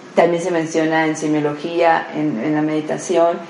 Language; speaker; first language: Spanish; native; Spanish